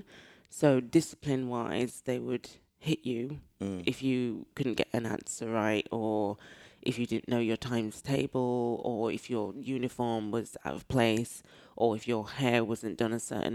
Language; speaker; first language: English; native; English